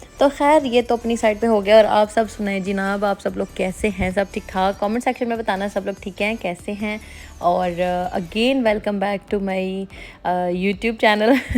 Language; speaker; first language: Urdu; native; Urdu